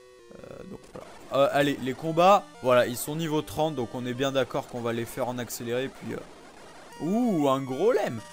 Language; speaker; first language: French; native; French